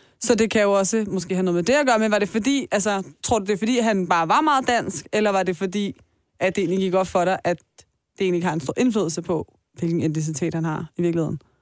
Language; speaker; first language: Danish; early bilingual, other home language; Persian